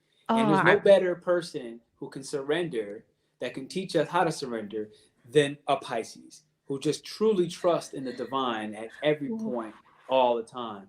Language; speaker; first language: English; native; English